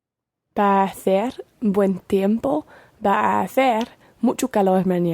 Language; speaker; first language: Spanish; non-native, learner; English